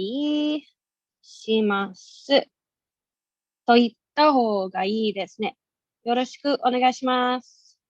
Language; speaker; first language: Japanese; non-native, learner; English